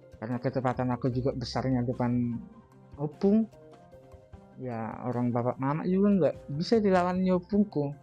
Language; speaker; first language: Indonesian; native; Indonesian